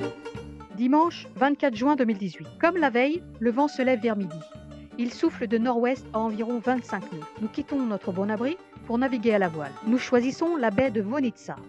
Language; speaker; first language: French; native; French